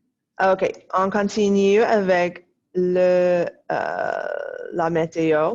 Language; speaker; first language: French; non-native, fluent; English